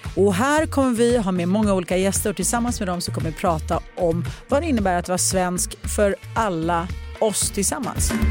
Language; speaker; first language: Swedish; early bilingual, other home language; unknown